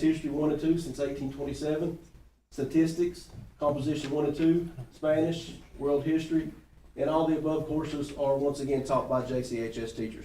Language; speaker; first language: English; native; English